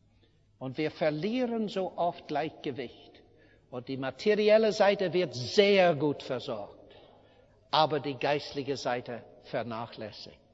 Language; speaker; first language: German; non-native, fluent; English